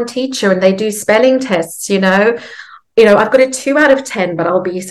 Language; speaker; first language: English; native; English